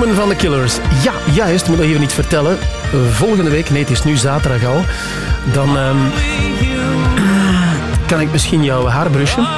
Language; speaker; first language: Dutch; native; Dutch